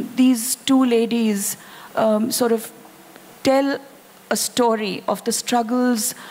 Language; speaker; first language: English; non-native, local second language; Hindi